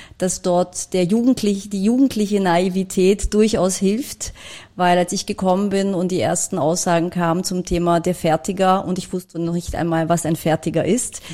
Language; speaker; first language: German; early bilingual, other home language; Polish